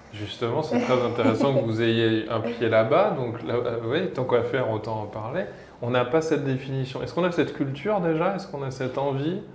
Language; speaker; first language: French; native; French